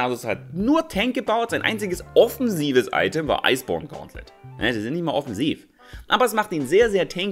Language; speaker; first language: German; native; German